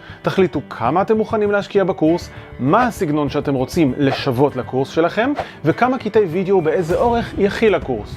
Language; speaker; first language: Hebrew; native; Hebrew